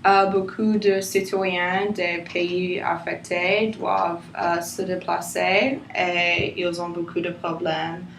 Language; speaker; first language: French; non-native, learner; English